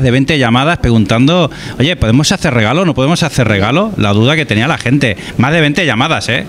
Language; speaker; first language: Spanish; native; Spanish